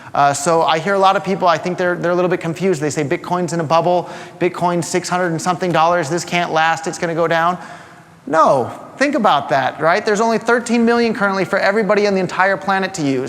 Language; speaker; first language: English; native; English